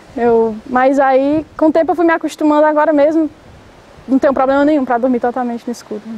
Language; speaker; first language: Portuguese; native; Portuguese